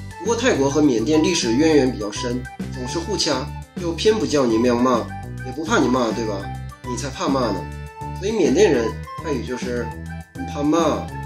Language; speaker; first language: Chinese; native; Chinese